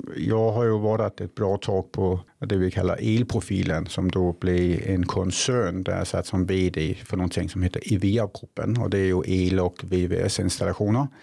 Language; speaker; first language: Swedish; non-native, fluent; Danish